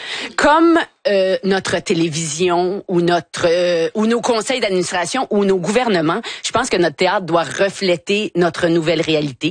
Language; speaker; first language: French; native; French